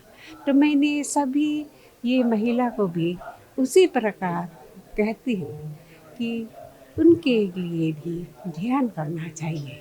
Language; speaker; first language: Hindi; non-native, local second language; Khasi